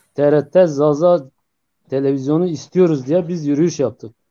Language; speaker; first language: Turkish; non-native, local second language; Zaza